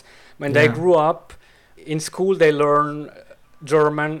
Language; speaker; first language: English; non-native, fluent; Swiss German